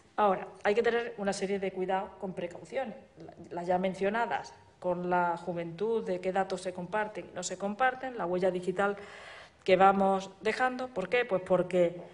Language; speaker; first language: Spanish; native; Spanish